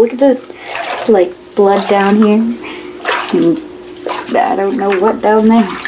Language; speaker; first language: English; native; English